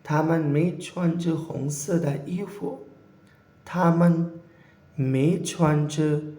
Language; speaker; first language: Chinese; non-native, fluent; Urdu